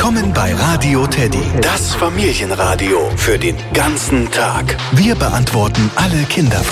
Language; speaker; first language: German; native; German